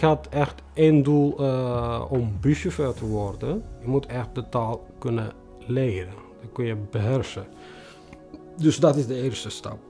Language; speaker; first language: Dutch; non-native, fluent; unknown